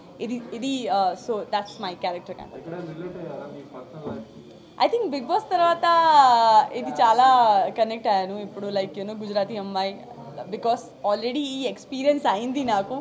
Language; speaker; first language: Telugu; non-native, learner; Gujarati